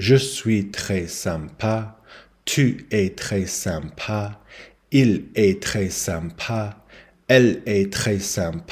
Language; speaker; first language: French; non-native, learner; English